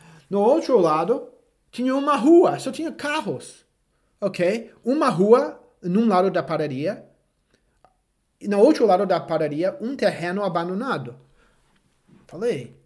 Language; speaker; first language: Portuguese; non-native, fluent; English